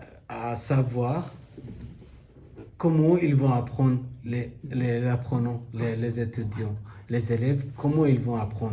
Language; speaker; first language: French; non-native, learner; Bangla